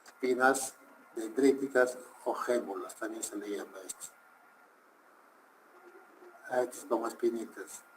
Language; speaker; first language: Spanish; native; Spanish